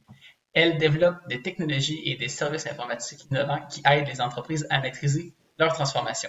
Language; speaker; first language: French; native; French